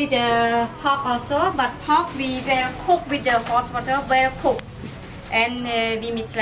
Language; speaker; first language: English; non-native, learner; Khmer